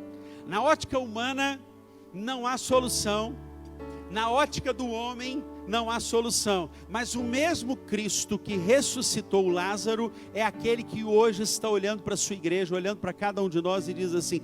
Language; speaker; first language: Portuguese; native; Portuguese